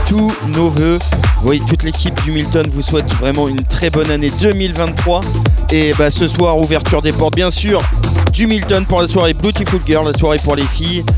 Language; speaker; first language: French; native; French